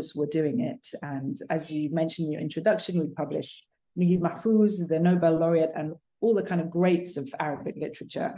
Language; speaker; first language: English; native; English